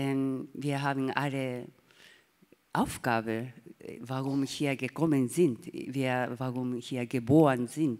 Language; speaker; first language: German; non-native, learner; Japanese